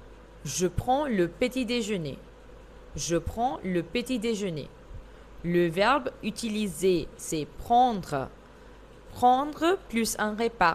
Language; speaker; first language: French; non-native, fluent; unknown